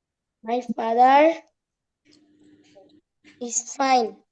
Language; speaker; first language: English; non-native, learner; Bangla